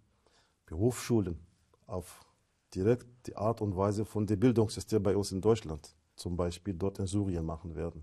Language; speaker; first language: German; non-native, fluent; Arabic